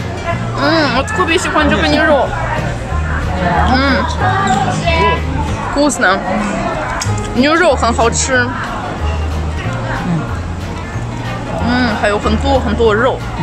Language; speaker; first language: Chinese; non-native, learner; Ukrainian